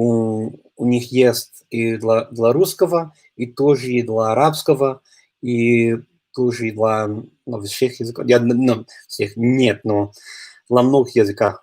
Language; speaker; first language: Russian; non-native, learner; English